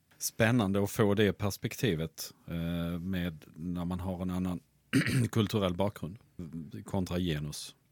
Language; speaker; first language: Swedish; native; Swedish